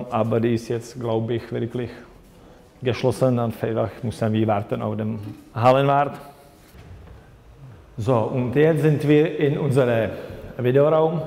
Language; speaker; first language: German; non-native, fluent; Czech